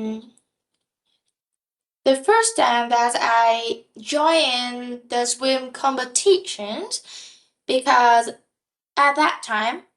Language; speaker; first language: English; non-native, learner; Vietnamese